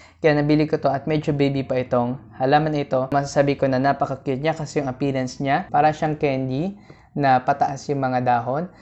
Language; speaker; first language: Filipino; native; Filipino